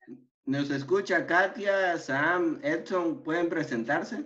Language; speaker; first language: Spanish; native; Spanish